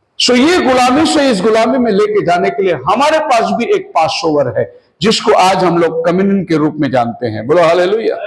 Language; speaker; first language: Hindi; non-native, local second language; Tamil